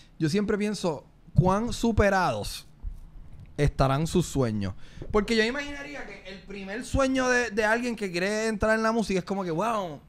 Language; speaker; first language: Spanish; native; Spanish